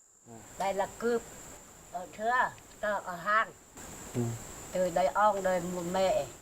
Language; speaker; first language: Vietnamese; non-native, local second language; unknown